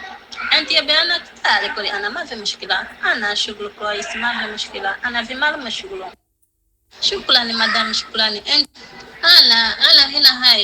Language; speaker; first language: Arabic; non-native, learner; Rundi